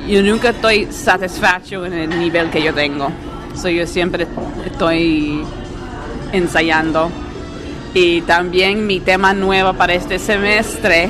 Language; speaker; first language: Spanish; early bilingual, heritage; English